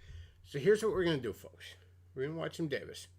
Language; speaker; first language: English; native; English